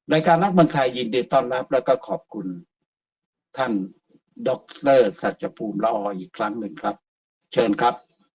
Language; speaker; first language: Thai; native; Thai